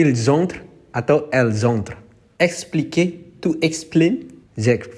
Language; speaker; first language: French; non-native, fluent; Indonesian